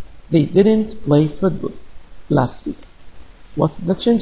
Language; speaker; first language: English; non-native, fluent; Arabic